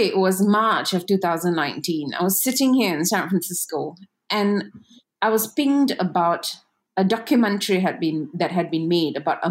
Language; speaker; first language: English; non-native, local second language; Tamil